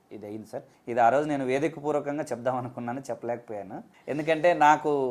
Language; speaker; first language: Telugu; native; Telugu